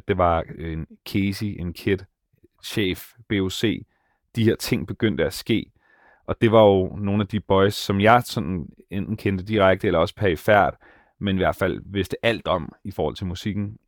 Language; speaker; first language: Danish; native; Danish